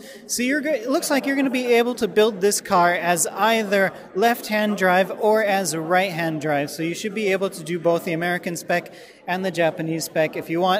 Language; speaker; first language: English; native; English